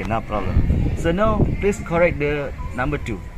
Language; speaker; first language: English; non-native, learner; Indonesian